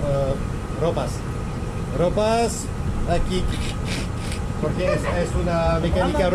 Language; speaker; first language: Spanish; non-native, learner; French